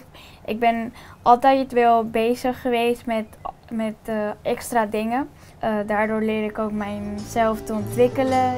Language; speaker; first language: Dutch; early bilingual, other home language; Spanish